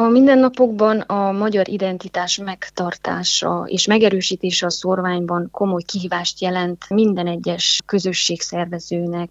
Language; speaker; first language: Hungarian; native; Hungarian